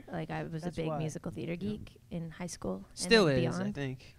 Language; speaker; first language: English; native; English